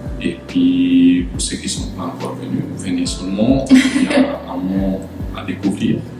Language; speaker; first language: French; non-native, fluent; Italian